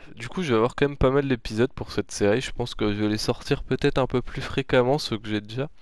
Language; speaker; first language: French; native; French